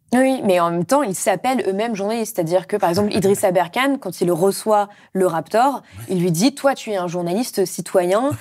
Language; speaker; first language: French; native; French